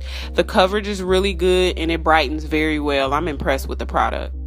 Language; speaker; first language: English; native; English